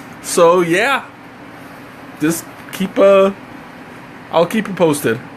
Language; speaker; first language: English; native; English